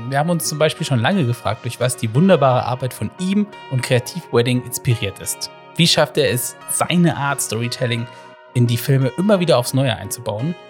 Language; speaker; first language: German; native; German